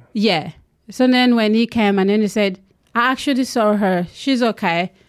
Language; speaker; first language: English; non-native, local second language; Acoli